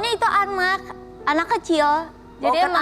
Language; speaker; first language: Indonesian; non-native, fluent; Japanese